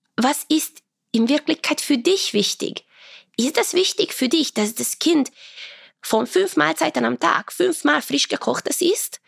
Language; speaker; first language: German; non-native, fluent; Croatian